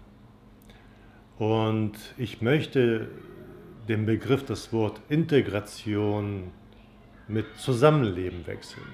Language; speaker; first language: German; non-native, fluent; Turkish